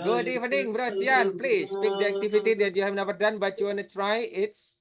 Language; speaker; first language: English; non-native, fluent; Indonesian